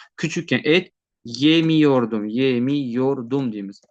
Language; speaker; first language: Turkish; non-native, fluent; Uzbek